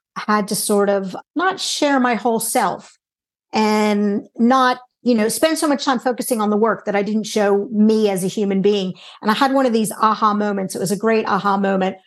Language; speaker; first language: English; native; English